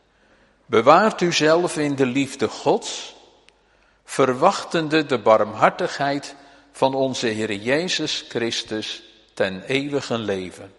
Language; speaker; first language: Dutch; native; Dutch